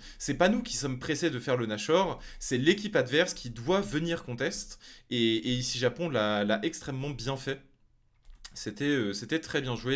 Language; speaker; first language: French; native; French